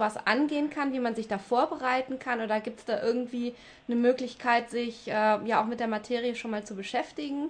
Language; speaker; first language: German; native; German